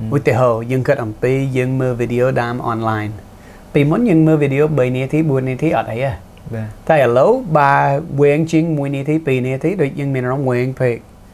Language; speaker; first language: Khmer; non-native, fluent; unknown